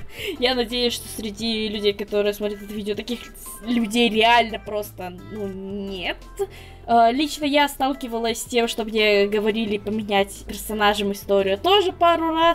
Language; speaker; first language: Russian; native; Russian